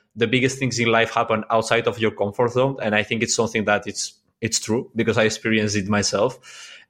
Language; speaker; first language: English; non-native, fluent; Spanish